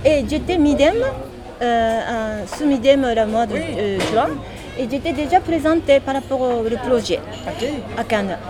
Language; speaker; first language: French; non-native, learner; Japanese